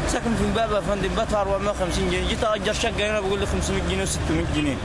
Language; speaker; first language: Arabic; native; Arabic